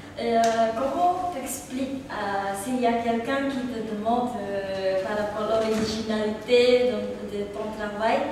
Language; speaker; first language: French; non-native, fluent; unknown